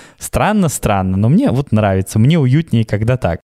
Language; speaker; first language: Russian; native; Russian